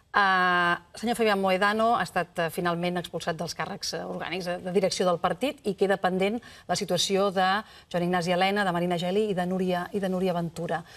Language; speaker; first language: Catalan; native; Catalan